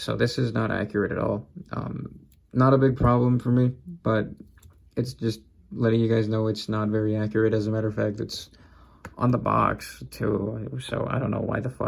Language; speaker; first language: English; native; English